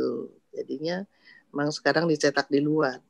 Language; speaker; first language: Indonesian; native; Indonesian